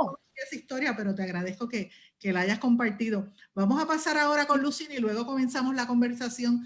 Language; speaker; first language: Spanish; native; Spanish